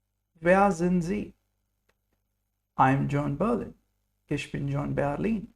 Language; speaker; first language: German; non-native, fluent; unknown